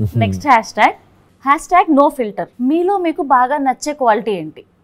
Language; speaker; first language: Telugu; native; Telugu